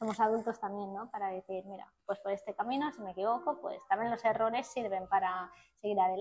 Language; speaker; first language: Spanish; native; Spanish